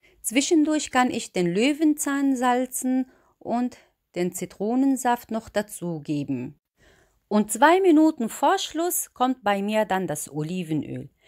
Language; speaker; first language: German; non-native, fluent; Arabic